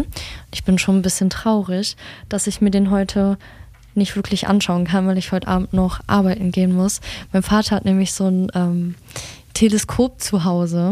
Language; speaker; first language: German; native; German